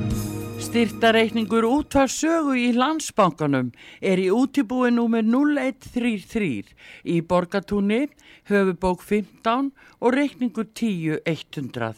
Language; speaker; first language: Icelandic; native; Icelandic